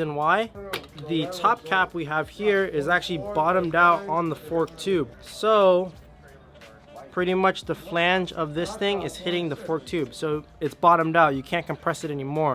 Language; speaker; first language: English; native; English